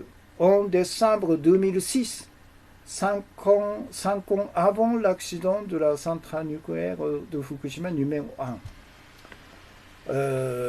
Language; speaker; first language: French; non-native, learner; Japanese